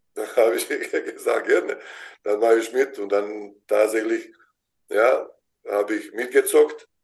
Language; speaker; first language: German; non-native, fluent; Bosnian